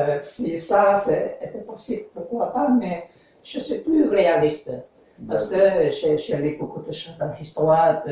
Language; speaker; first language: French; non-native, learner; English